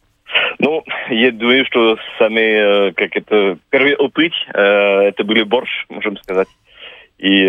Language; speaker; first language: Russian; non-native, fluent; French